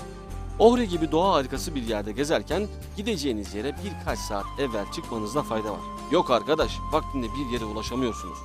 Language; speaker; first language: Turkish; native; Turkish